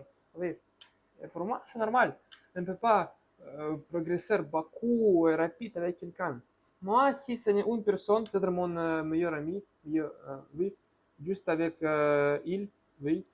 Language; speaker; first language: French; non-native, learner; Russian